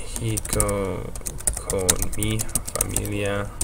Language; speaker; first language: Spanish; non-native, fluent; English